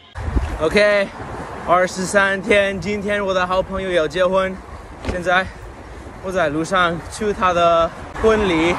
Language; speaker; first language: Chinese; non-native, learner; English